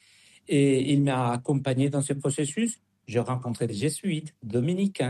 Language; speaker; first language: French; non-native, fluent; Spanish